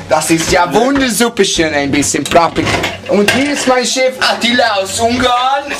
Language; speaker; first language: German; non-native, learner; Hungarian